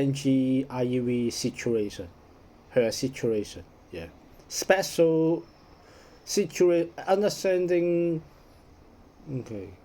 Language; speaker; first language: English; non-native, learner; Cantonese